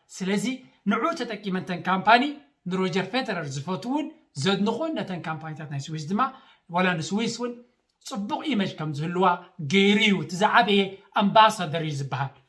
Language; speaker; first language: Tigrinya; native; Tigrinya